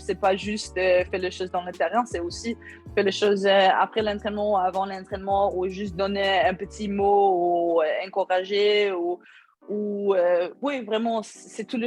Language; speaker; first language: French; non-native, learner; Swedish